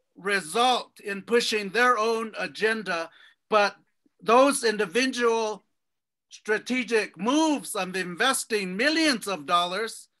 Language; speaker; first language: English; native; English